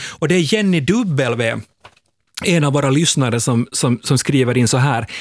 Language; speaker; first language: Swedish; native; Swedish